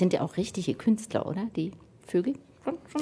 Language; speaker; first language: German; native; German